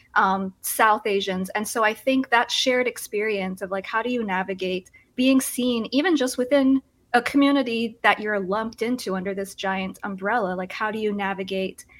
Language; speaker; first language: English; early bilingual, other home language; Filipino